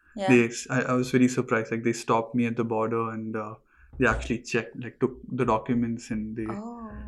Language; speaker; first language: English; non-native, local second language; Malayalam